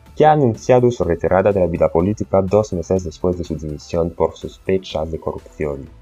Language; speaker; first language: Spanish; non-native, fluent; French